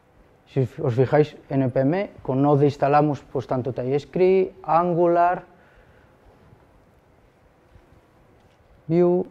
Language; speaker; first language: Spanish; native; Spanish